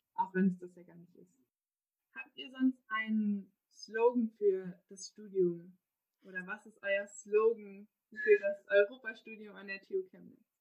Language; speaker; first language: German; native; German